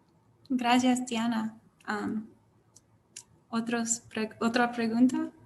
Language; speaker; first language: Spanish; non-native, learner; English